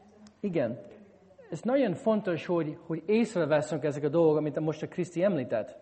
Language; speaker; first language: Hungarian; non-native, fluent; English